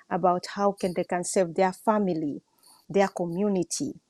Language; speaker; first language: English; non-native, local second language; Swahili